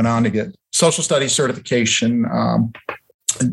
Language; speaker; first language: English; early bilingual, other home language; German